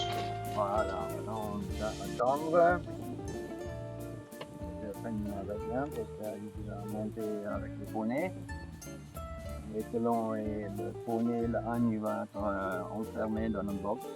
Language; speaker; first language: French; non-native, learner; English